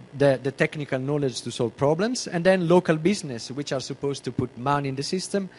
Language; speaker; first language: English; non-native, fluent; Italian